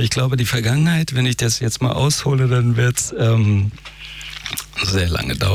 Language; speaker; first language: German; non-native, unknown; Persian